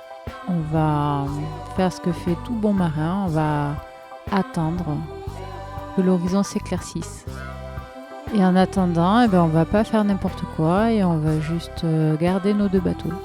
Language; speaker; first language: French; native; French